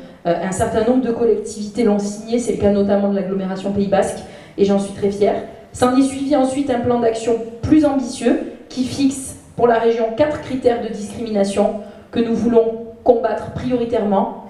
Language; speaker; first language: French; native; French